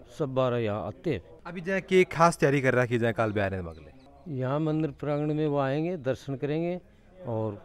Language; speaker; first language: Hindi; native; Hindi